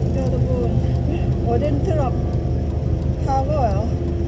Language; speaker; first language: Korean; non-native, learner; Lao